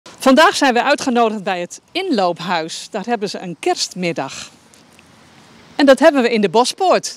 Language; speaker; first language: Dutch; native; Dutch